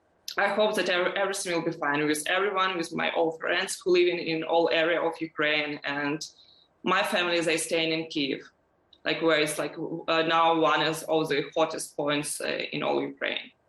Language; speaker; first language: English; non-native, learner; Ukrainian